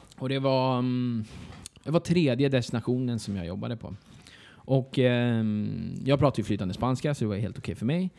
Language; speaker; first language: Swedish; early bilingual, other home language; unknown